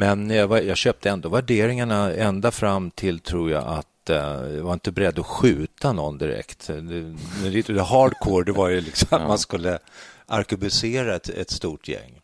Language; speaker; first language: Swedish; native; Swedish